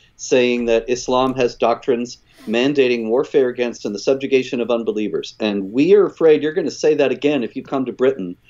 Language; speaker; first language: English; native; English